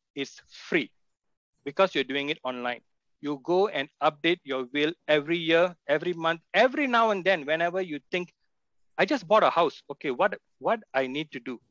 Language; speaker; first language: English; non-native, local second language; Tamil